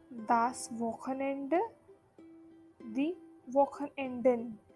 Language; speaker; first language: German; non-native, fluent; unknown